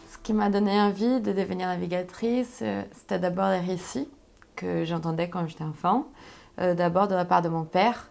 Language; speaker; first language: French; non-native, fluent; Portuguese